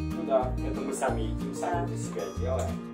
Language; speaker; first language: Russian; native; Russian